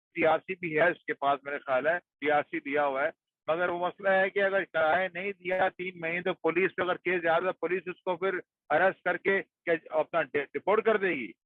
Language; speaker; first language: Urdu; native; Urdu